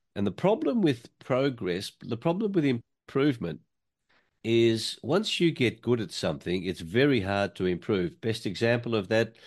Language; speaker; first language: English; native; English